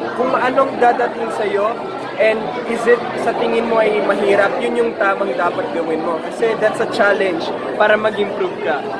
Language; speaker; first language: Filipino; early bilingual, heritage; Italian